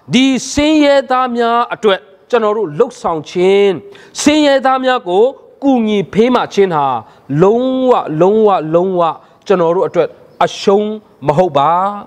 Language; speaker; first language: Burmese; non-native, local second language; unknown